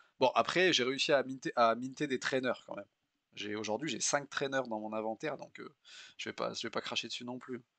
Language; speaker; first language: French; native; French